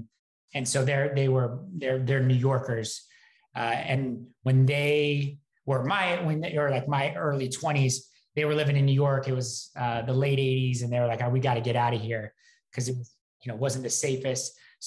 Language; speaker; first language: English; native; English